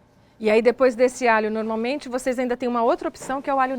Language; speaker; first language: Portuguese; native; Portuguese